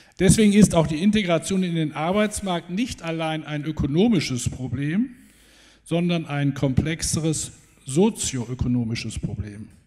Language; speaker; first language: German; native; German